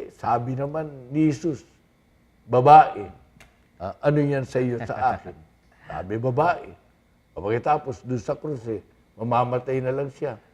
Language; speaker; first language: Filipino; native; Filipino